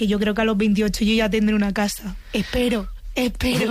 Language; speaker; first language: Spanish; early bilingual, other home language; Romanian